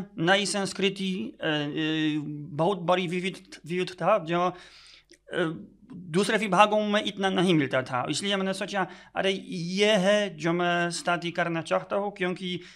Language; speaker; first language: Hindi; non-native, fluent; Polish